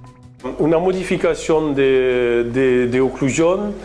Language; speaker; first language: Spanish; non-native, fluent; French